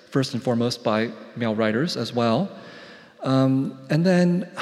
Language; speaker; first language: English; native; English